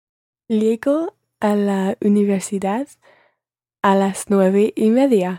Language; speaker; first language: Spanish; non-native, learner; English